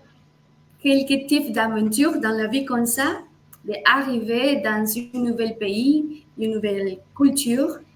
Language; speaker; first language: French; non-native, fluent; Spanish